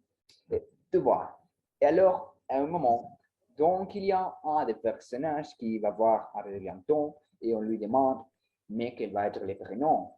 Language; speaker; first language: French; non-native, learner; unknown